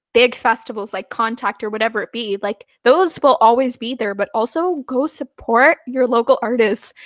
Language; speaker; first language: English; non-native, fluent; Punjabi